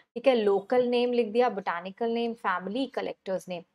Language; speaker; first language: Hindi; native; Hindi